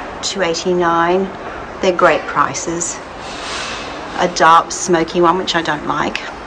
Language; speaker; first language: English; native; English